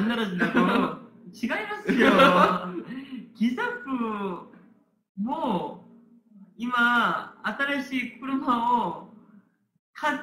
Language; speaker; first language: Japanese; non-native, learner; Korean